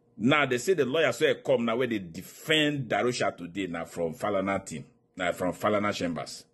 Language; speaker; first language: Nigerian Pidgin; native; Nigerian Pidgin